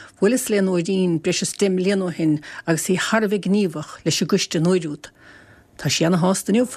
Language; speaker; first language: Irish; native; Irish